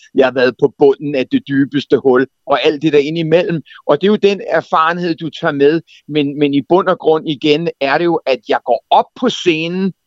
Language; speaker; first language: Danish; native; Danish